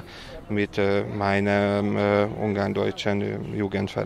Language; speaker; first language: German; non-native, local second language; Hungarian